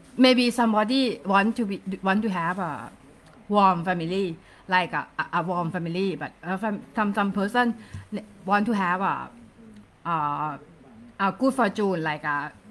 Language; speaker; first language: English; non-native, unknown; Thai